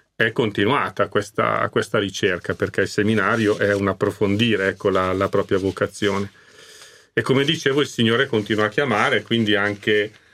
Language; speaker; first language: Italian; native; Italian